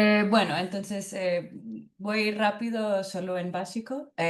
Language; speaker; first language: Spanish; early bilingual, heritage; Spanish